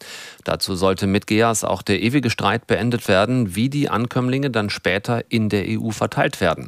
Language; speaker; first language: German; native; German